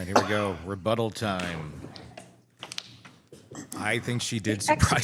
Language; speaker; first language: English; native; English